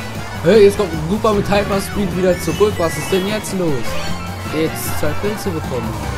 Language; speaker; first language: German; native; German